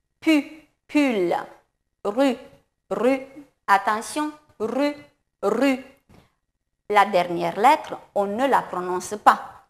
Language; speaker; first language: French; non-native, fluent; Romanian